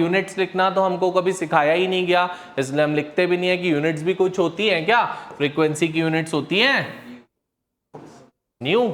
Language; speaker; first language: Hindi; native; Hindi